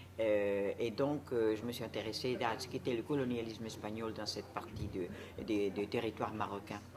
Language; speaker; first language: French; non-native, fluent; Spanish